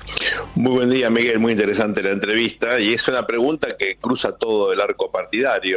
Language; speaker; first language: Spanish; native; Spanish